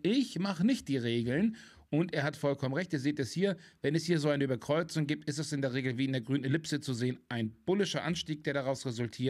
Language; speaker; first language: German; native; German